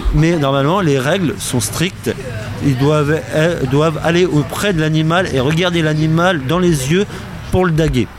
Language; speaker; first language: French; native; French